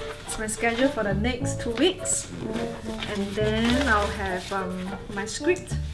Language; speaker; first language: English; non-native, local second language; Chinese